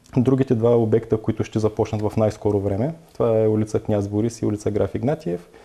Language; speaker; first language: Bulgarian; native; Bulgarian